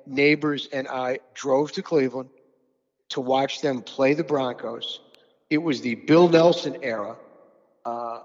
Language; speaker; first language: English; native; English